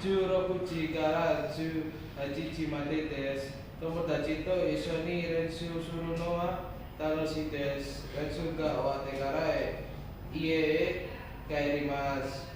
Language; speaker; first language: Japanese; non-native, learner; Indonesian